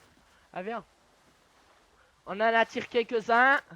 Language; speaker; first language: French; native; French